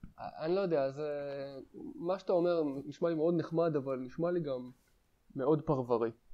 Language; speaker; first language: Hebrew; native; Hebrew